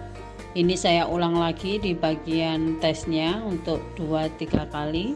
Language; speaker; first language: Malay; non-native, local second language; Javanese